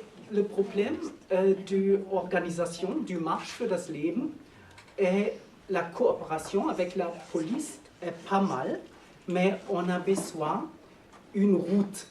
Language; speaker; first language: French; non-native, learner; German